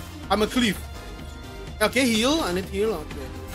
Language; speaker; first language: English; non-native, fluent; Indonesian